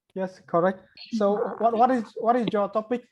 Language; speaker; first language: English; non-native, learner; Vietnamese